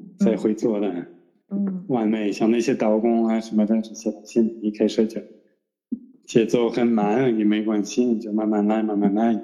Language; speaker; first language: Chinese; non-native, fluent; French